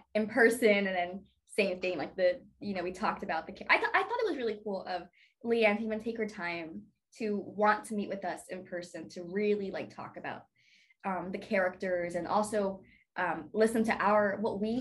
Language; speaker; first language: English; native; English